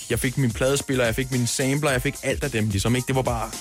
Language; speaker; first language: Danish; native; Danish